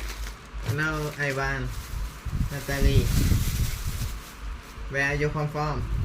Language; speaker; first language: English; non-native, learner; Thai